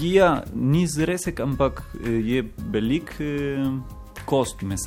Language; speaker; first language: Slovenian; non-native, learner; Spanish